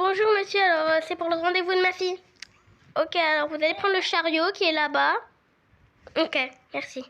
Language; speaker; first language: French; native; French